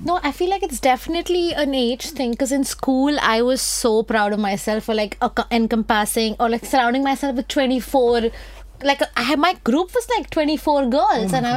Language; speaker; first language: English; non-native, local second language; Hindi